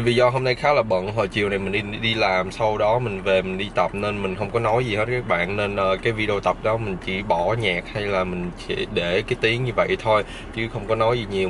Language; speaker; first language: Vietnamese; early bilingual, other home language; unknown